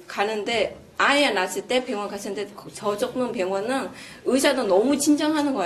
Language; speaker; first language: Korean; non-native, fluent; Vietnamese